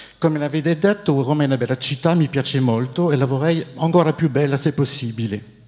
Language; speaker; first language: Italian; non-native, fluent; French